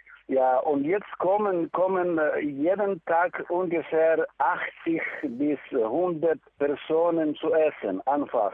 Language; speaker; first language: German; non-native, learner; Ukrainian